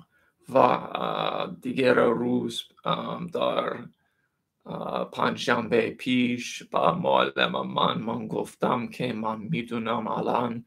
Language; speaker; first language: Persian; non-native, learner; English